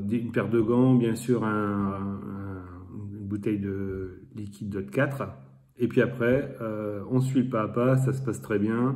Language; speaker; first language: French; native; French